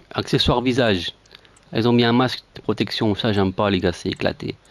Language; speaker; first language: French; native; French